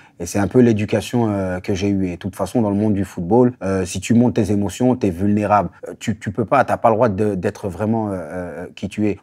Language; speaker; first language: French; native; French